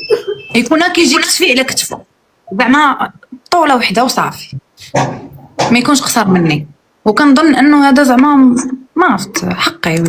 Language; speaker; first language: Arabic; native; Arabic